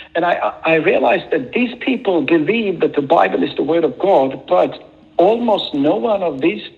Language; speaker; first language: English; non-native, fluent; Swedish